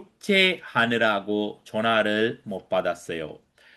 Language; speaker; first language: Korean; non-native, fluent; Sinhala